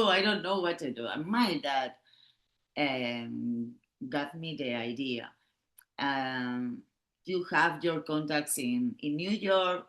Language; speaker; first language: English; non-native, learner; Catalan